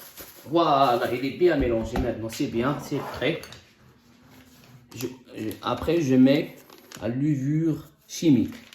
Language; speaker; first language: French; non-native, local second language; Arabic